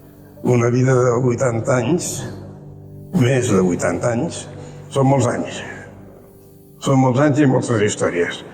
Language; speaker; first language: Catalan; early bilingual, heritage; Catalan